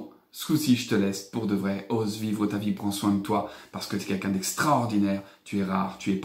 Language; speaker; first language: French; native; French